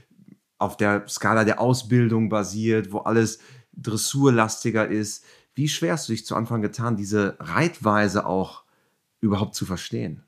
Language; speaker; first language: German; native; German